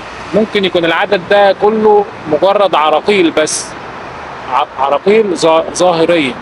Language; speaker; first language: Arabic; native; Arabic